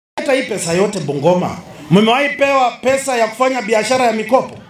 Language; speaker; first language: Swahili; non-native, local second language; Luyia